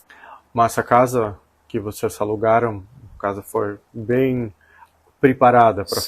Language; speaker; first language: Portuguese; non-native, fluent; Russian